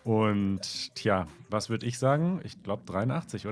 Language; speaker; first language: German; native; German